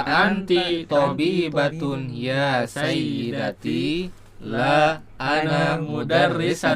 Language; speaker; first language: Arabic; non-native, learner; Indonesian